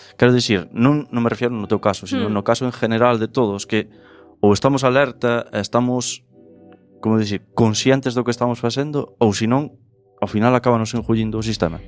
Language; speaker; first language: Galician; non-native, local second language; Spanish